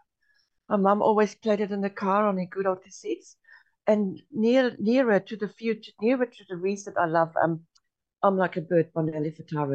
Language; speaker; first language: English; non-native, local second language; Afrikaans